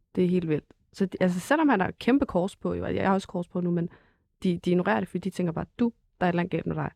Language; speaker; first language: Danish; early bilingual, other home language; Armenian